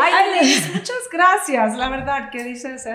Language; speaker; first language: Spanish; non-native, fluent; English